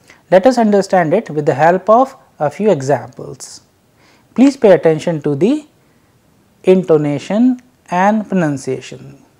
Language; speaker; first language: English; non-native, local second language; Hindi